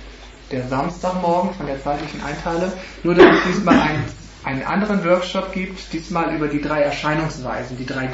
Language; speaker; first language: German; native; German